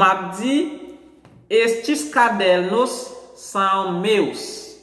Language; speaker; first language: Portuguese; non-native, fluent; Haitian Creole